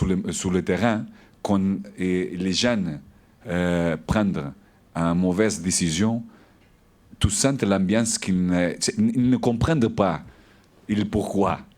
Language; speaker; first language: French; non-native, learner; Portuguese